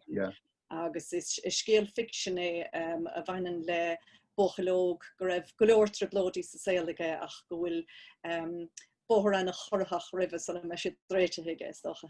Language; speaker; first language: Irish; native; Irish